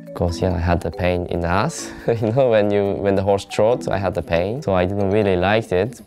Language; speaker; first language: English; non-native, learner; Japanese